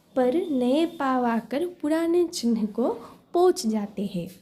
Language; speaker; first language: Hindi; non-native, local second language; Assamese